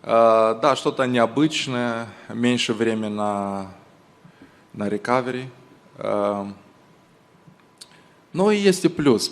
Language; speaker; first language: Russian; non-native, local second language; Romanian